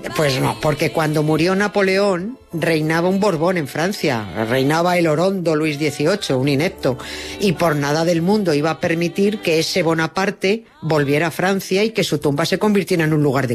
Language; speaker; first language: Spanish; native; Spanish